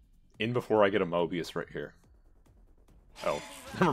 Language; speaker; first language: English; native; English